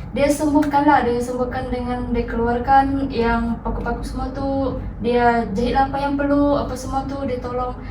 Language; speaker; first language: Malay; non-native, local second language; Iban